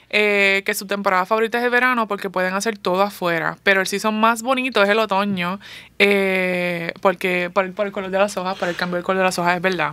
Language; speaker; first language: Spanish; early bilingual, heritage; Spanish